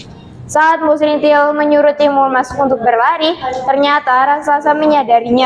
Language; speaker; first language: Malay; non-native, local second language; Javanese